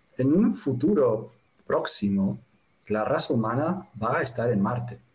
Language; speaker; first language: Spanish; native; Spanish